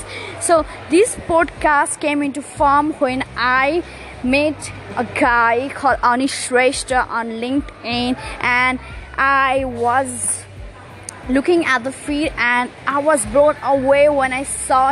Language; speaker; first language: English; non-native, local second language; Nepali